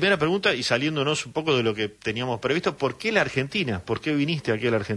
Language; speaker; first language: Spanish; native; Spanish